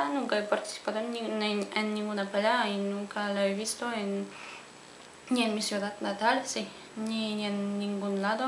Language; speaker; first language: Spanish; non-native, fluent; Polish